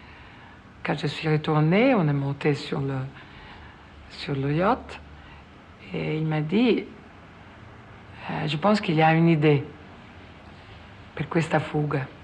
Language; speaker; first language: French; non-native, fluent; Italian